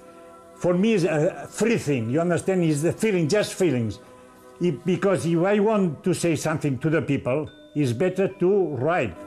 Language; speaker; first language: English; non-native, learner; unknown